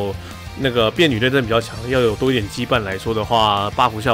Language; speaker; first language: Chinese; native; Chinese